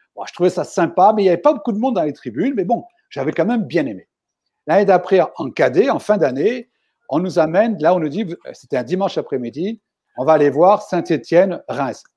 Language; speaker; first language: French; native; French